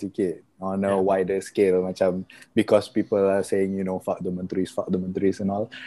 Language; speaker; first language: English; non-native, local second language; Malay